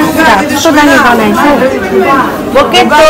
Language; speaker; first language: Hebrew; non-native, learner; Nepali